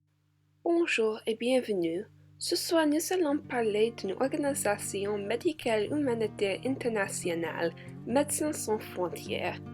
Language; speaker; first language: French; non-native, learner; English